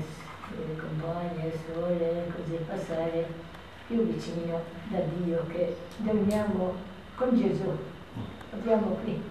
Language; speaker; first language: Italian; non-native, learner; Albanian